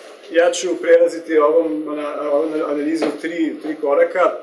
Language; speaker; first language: Serbian; non-native, fluent; Slovenian